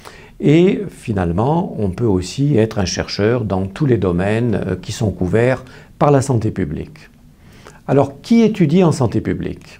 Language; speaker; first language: French; native; French